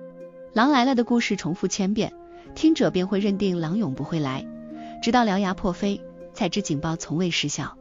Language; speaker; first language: Chinese; native; Chinese